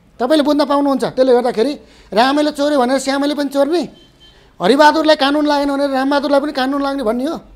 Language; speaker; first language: Nepali; native; Nepali